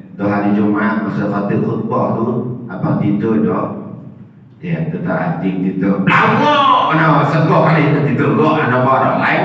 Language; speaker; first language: Malay; non-native, local second language; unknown